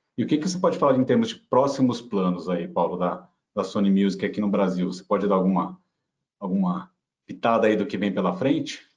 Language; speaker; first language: Portuguese; native; Portuguese